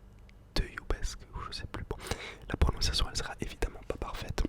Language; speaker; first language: French; native; French